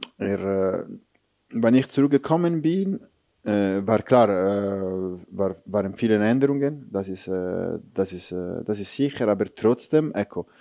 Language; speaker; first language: German; non-native, fluent; Italian